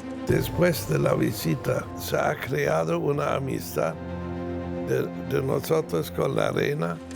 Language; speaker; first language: Spanish; non-native, fluent; German